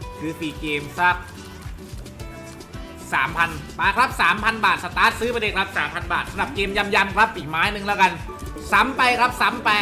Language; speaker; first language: Thai; native; Thai